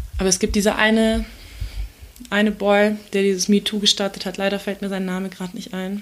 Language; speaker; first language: German; early bilingual, other home language; Turkish